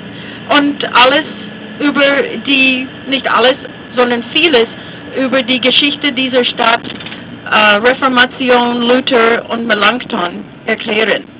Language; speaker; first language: German; non-native, fluent; English